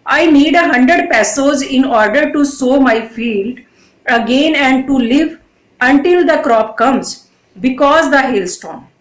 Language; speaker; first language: English; non-native, local second language; Punjabi